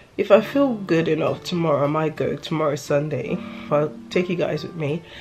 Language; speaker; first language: English; non-native, local second language; Yoruba